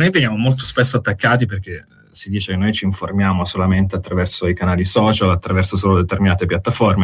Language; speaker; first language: Italian; native; Italian